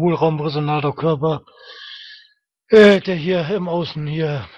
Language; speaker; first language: German; native; German